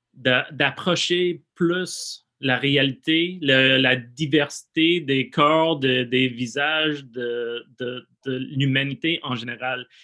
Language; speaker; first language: French; non-native, fluent; English